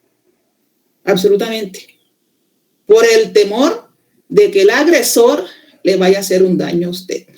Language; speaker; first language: Spanish; native; Spanish